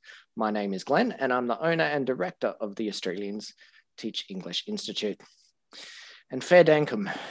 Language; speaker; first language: English; native; English